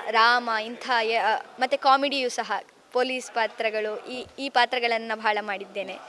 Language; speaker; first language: Kannada; native; Kannada